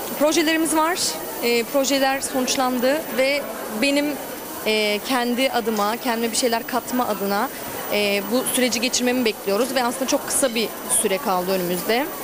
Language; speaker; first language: Turkish; early bilingual, heritage; Turkish